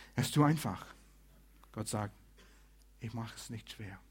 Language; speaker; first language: German; non-native, fluent; English